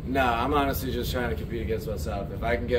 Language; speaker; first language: English; native; English